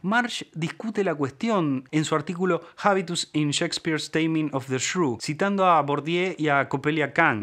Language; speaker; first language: Spanish; native; Spanish